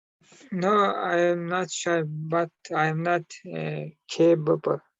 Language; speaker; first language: English; non-native, learner; Turkish